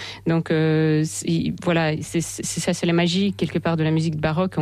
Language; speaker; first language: French; non-native, fluent; Russian